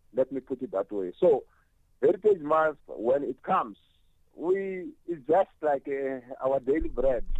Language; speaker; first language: English; non-native, local second language; Tsonga